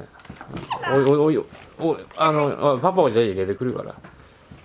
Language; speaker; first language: Japanese; native; Japanese